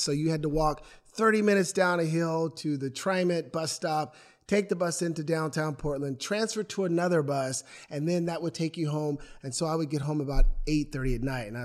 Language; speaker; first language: English; native; English